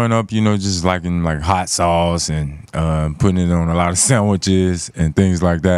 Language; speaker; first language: English; native; English